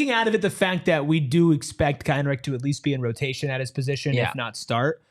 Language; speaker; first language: English; native; English